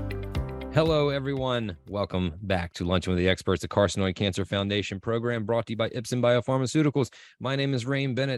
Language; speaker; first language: English; native; English